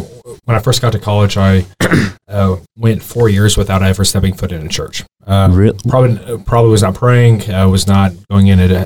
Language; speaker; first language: English; native; English